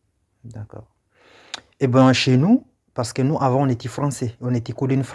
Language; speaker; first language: French; non-native, local second language; Comorian